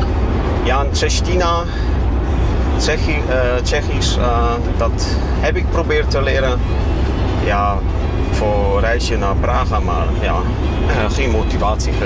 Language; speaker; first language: Dutch; non-native, fluent; Kashubian